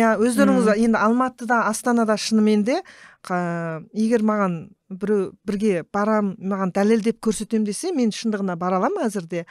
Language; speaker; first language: Kazakh; early bilingual, heritage; Kazakh